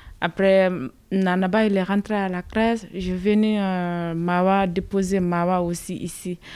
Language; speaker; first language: French; non-native, learner; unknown